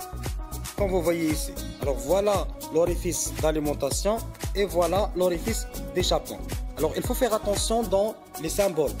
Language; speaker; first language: French; non-native, local second language; Arabic